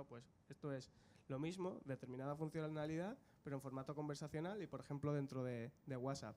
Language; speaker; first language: Spanish; native; Spanish